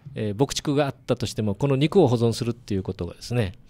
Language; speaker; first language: Japanese; native; Japanese